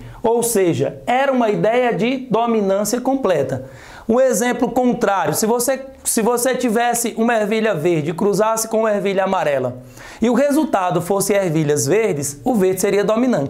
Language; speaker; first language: Portuguese; native; Portuguese